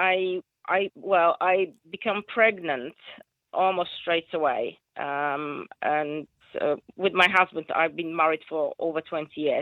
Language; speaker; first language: English; non-native, fluent; Polish